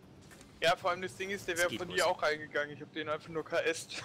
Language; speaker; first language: German; native; German